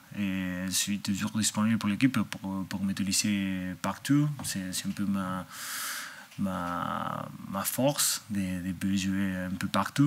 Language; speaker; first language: French; non-native, fluent; English